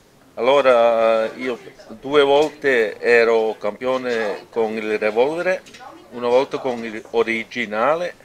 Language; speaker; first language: Italian; non-native, local second language; German